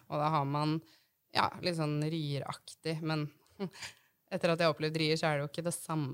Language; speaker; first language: Norwegian; native; Norwegian